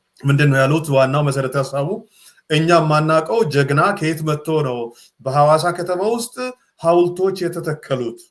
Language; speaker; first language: Amharic; non-native, local second language; Sidamo